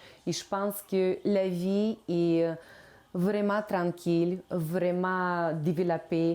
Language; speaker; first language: French; non-native, learner; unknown